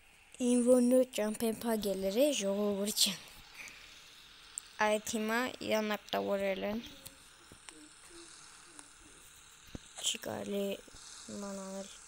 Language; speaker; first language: Armenian; early bilingual, heritage; Armenian